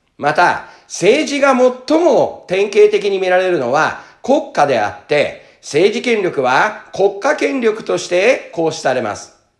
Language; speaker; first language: Japanese; native; Japanese